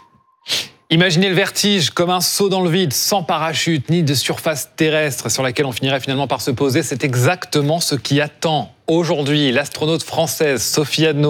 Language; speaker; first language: French; native; French